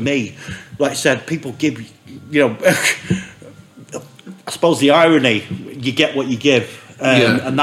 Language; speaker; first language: English; native; English